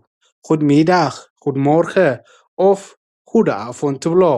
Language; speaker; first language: Dutch; non-native, fluent; Tigrinya